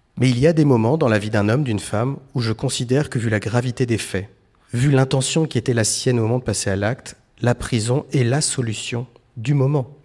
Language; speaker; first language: French; native; French